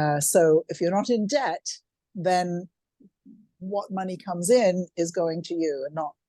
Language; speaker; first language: English; native; English